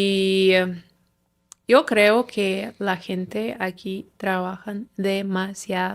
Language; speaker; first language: Spanish; non-native, fluent; Ukrainian